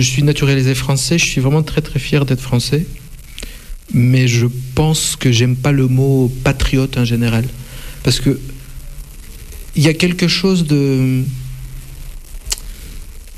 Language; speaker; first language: French; non-native, fluent; Russian